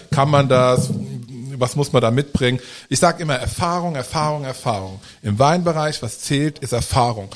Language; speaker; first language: German; early bilingual, other home language; Italian